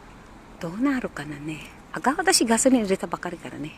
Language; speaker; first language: Japanese; non-native, learner; Filipino